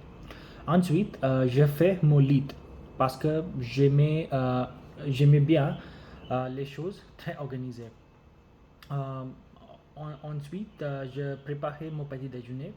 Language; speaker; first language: French; non-native, learner; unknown